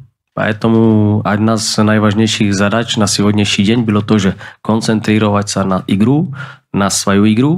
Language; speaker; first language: Russian; non-native, fluent; Czech